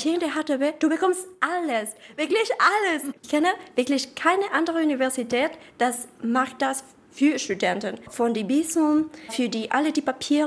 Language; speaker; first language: German; non-native, learner; Spanish